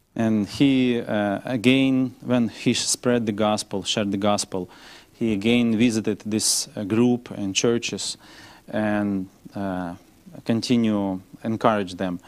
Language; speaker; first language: English; non-native, learner; Ukrainian